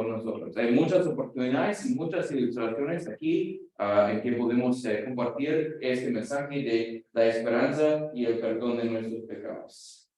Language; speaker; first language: Spanish; non-native, fluent; English